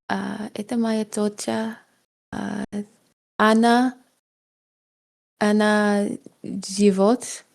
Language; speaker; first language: Russian; non-native, learner; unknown